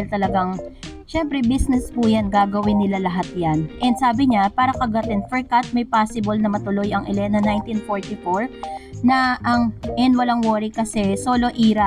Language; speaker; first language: Filipino; native; Filipino